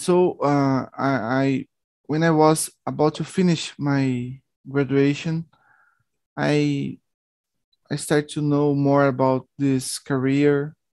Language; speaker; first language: English; non-native, learner; Portuguese